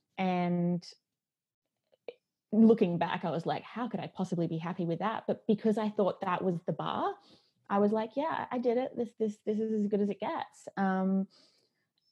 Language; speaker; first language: English; native; English